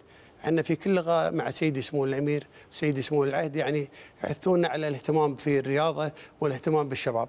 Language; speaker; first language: Arabic; native; Arabic